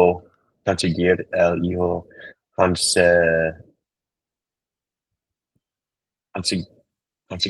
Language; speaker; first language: Spanish; non-native, learner; English